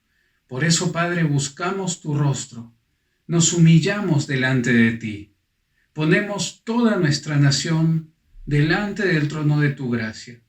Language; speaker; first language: Spanish; native; Spanish